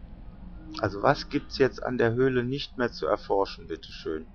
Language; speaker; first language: German; native; German